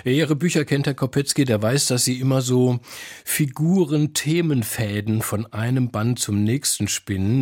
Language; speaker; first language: German; native; German